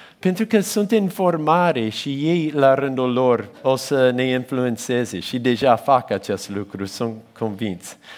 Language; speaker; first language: Romanian; non-native, fluent; English